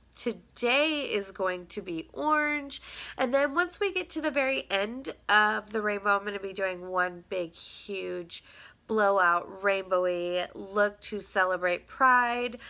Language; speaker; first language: English; native; English